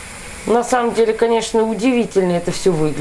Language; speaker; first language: Russian; native; Russian